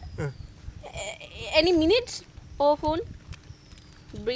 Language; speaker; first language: English; non-native, learner; Hindi